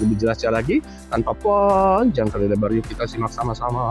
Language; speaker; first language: Indonesian; native; Indonesian